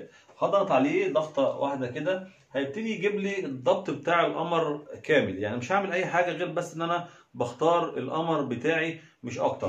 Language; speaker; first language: Arabic; native; Arabic